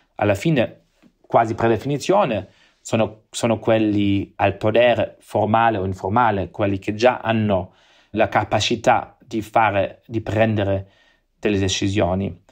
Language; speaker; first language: Italian; non-native, fluent; German